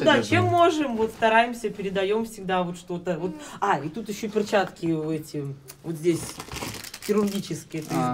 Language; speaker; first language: Russian; native; Russian